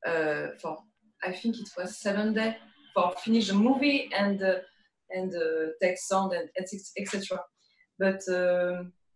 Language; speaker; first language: English; non-native, learner; French